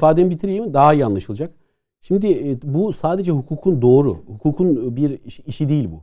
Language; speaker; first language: Turkish; native; Turkish